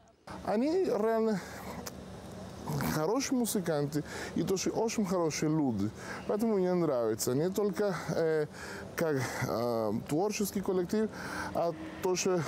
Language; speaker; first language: Russian; non-native, fluent; Spanish